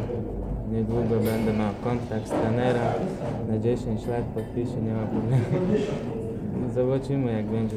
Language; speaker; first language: Polish; non-native, learner; Chechen